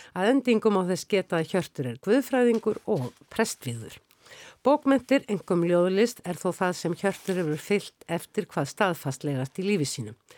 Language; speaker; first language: Icelandic; native; Icelandic